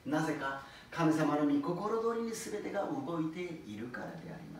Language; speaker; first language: Japanese; non-native, fluent; Korean